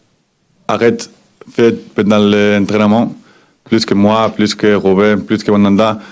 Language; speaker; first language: French; non-native, fluent; Spanish